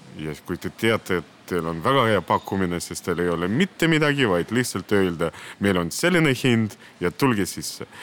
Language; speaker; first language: Estonian; non-native, local second language; Russian